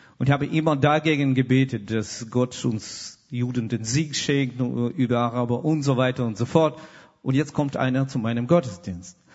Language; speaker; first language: German; non-native, fluent; Russian